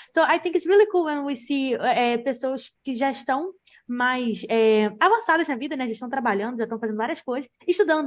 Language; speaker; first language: Portuguese; native; Portuguese